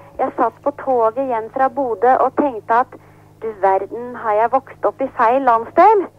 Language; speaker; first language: Norwegian; native; Norwegian